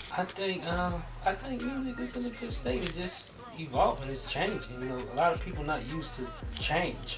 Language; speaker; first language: English; native; English